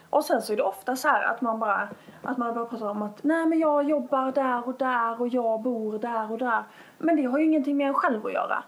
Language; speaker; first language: Swedish; native; Swedish